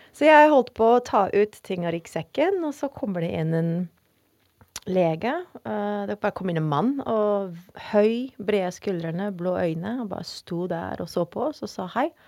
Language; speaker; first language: Norwegian; non-native, fluent; Dutch